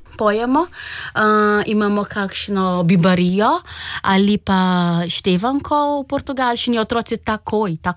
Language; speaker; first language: Slovenian; non-native, fluent; Portuguese